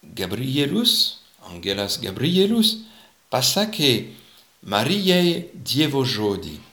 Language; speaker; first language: Lithuanian; non-native, fluent; French